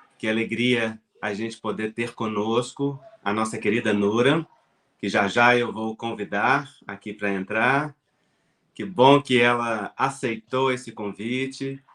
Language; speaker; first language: Portuguese; native; Portuguese